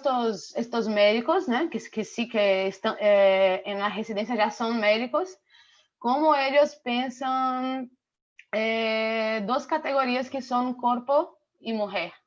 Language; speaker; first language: Spanish; non-native, fluent; Portuguese